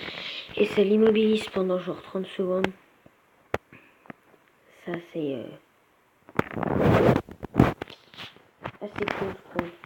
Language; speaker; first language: French; native; French